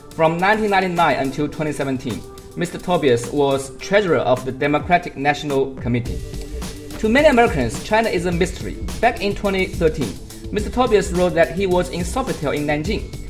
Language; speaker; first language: English; non-native, fluent; Chinese